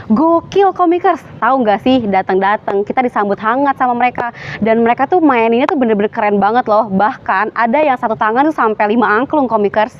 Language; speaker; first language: Indonesian; native; Indonesian